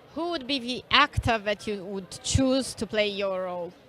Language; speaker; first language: English; non-native, fluent; Romanian